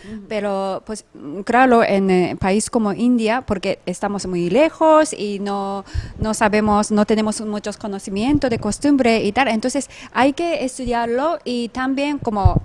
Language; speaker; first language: Spanish; non-native, fluent; Japanese